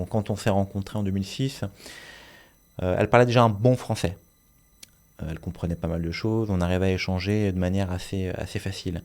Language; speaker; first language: French; native; French